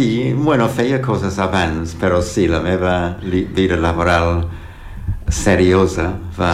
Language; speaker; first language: Catalan; non-native, fluent; English